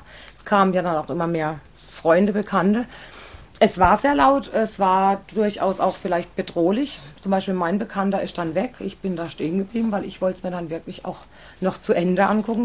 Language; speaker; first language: German; native; German